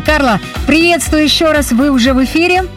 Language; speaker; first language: Russian; native; Russian